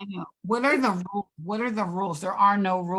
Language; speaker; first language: English; native; English